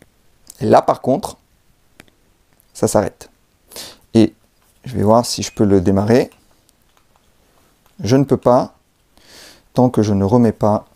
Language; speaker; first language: French; native; French